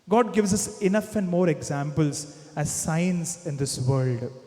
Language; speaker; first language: English; non-native, local second language; Malayalam